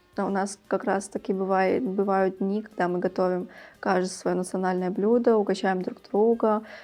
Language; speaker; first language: Russian; early bilingual, other home language; Tajik